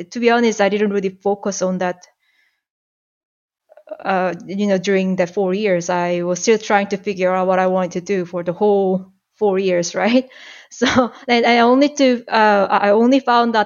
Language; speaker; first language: English; non-native, fluent; Korean